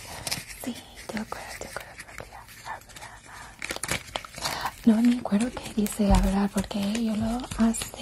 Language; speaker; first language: Spanish; non-native, learner; English